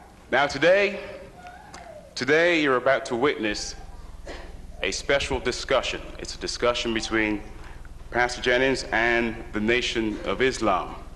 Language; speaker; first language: English; native; English